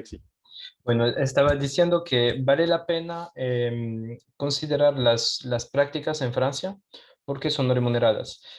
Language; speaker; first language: Spanish; non-native, fluent; French